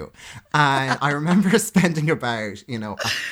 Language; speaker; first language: English; native; English